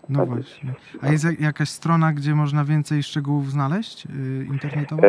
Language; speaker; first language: Polish; native; Polish